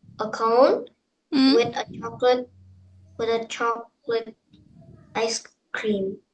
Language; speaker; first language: English; non-native, fluent; Indonesian